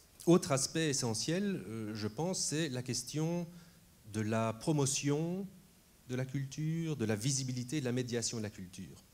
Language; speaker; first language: French; native; French